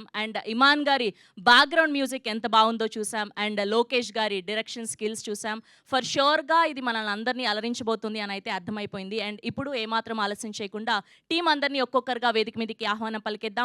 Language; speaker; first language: Telugu; native; Telugu